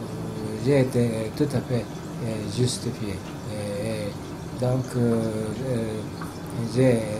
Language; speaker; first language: French; non-native, fluent; Japanese